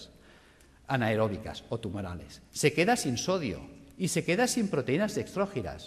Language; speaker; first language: Spanish; native; Spanish